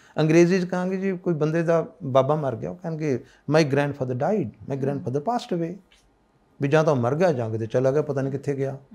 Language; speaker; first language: Punjabi; native; Punjabi